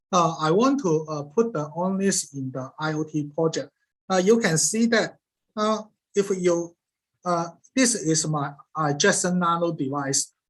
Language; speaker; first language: English; non-native, learner; Cantonese